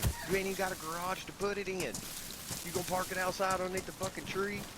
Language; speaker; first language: English; native; English